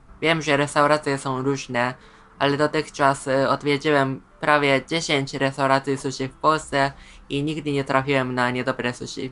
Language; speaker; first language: Polish; non-native, fluent; Japanese